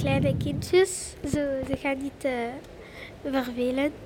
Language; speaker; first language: Dutch; non-native, local second language; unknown